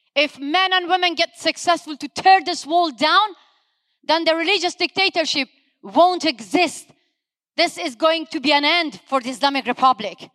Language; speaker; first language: English; non-native, fluent; Persian